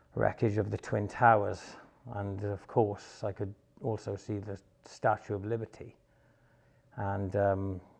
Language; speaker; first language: English; native; English